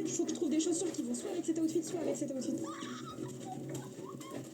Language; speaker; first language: French; native; French